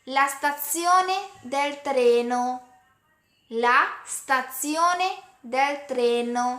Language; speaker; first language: Italian; non-native, learner; Hindi